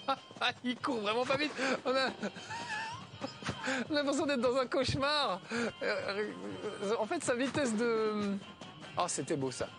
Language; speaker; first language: French; native; French